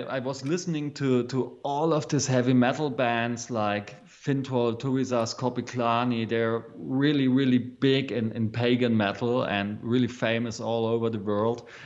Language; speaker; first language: English; non-native, fluent; German